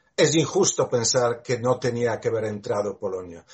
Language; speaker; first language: Spanish; non-native, fluent; Polish